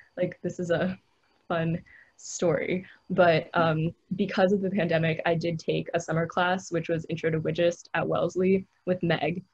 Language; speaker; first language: English; native; English